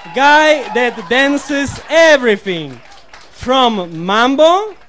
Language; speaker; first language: English; non-native, fluent; Polish